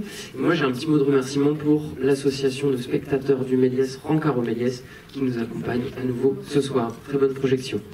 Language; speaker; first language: French; native; French